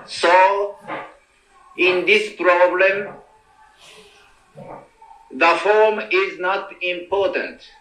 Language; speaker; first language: English; non-native, learner; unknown